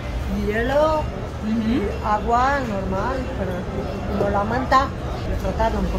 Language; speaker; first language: Spanish; non-native, fluent; Romanian